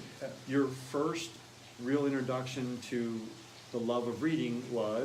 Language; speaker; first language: English; native; English